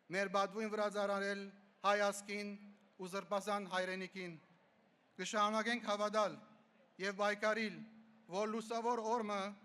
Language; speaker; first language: Armenian; native; Armenian